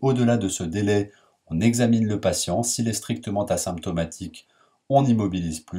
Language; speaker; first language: French; native; French